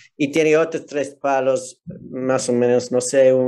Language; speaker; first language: Spanish; non-native, fluent; English